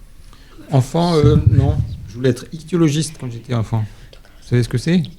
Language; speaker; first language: French; native; French